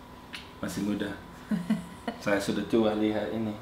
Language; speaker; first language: Indonesian; non-native, fluent; English